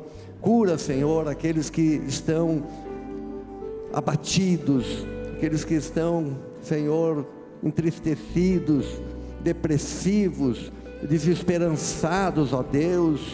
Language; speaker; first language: Portuguese; native; Portuguese